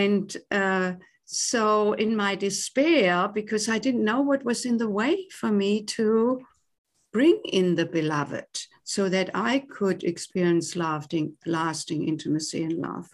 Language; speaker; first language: English; non-native, fluent; German